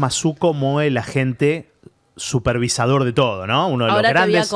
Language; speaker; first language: Spanish; native; Spanish